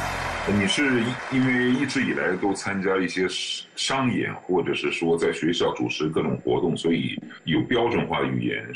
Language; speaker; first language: Chinese; native; Chinese